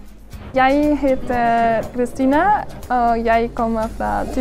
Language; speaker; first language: Norwegian; non-native, learner; German